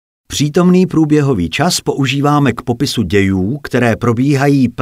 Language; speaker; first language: Czech; native; Czech